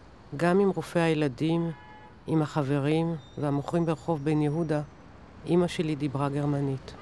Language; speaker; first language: Hebrew; non-native, local second language; German